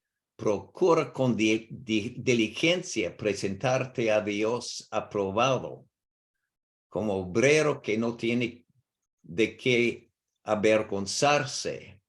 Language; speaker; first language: Spanish; non-native, learner; English